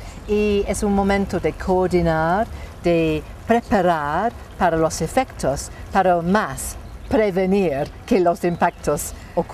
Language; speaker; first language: Spanish; non-native, fluent; English